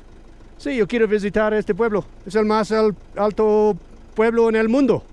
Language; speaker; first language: Spanish; non-native, learner; English